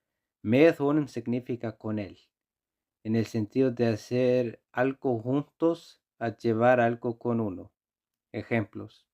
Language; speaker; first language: Spanish; non-native, fluent; Icelandic